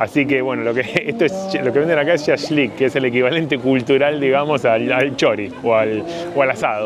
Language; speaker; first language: Spanish; native; Spanish